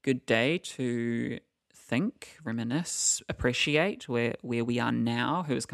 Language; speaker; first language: English; native; English